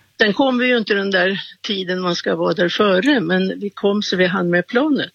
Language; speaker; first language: Swedish; native; Swedish